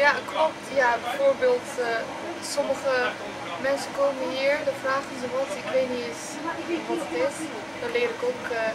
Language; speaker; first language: Dutch; early bilingual, other home language; Turkish